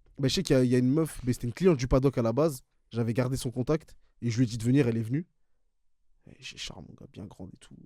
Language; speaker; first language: French; native; French